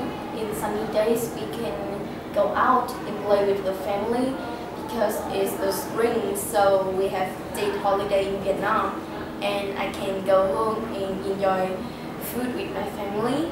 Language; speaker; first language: English; non-native, learner; Vietnamese